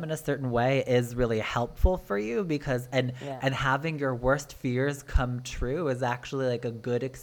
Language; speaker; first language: English; native; English